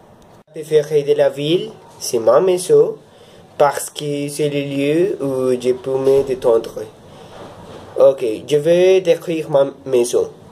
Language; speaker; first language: French; non-native, learner; Spanish